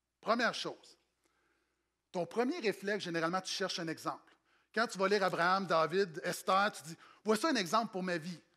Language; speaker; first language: French; native; French